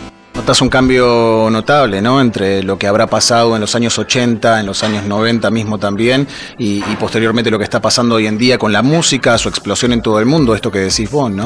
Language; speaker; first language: Spanish; native; Spanish